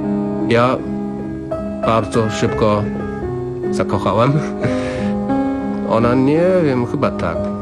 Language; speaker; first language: Polish; non-native, learner; German